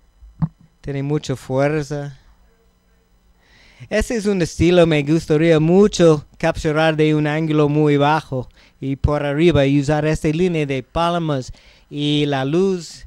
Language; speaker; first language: Spanish; non-native, learner; English